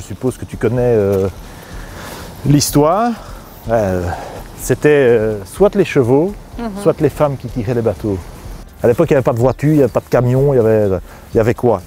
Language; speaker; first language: French; native; French